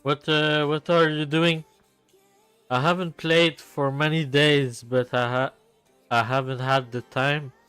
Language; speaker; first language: English; non-native, learner; French